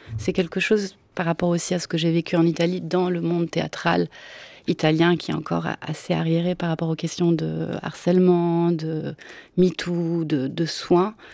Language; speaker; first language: French; non-native, fluent; Italian